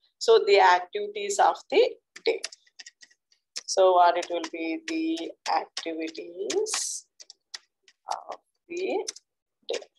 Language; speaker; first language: English; non-native, local second language; Telugu